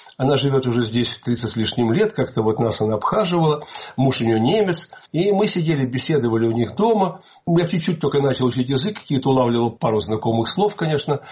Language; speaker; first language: Russian; native; Russian